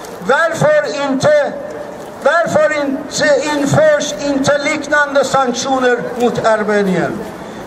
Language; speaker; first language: Swedish; non-native, fluent; Azerbaijani